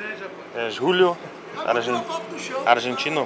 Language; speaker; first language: Italian; non-native, learner; Portuguese